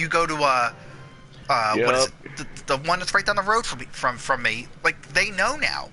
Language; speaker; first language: English; native; English